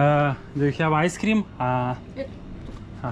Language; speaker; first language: English; non-native, learner; Lithuanian